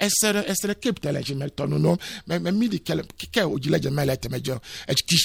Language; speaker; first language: Hungarian; non-native, learner; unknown